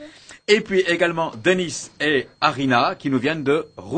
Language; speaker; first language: French; native; French